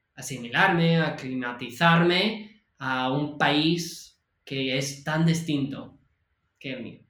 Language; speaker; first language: Spanish; non-native, fluent; English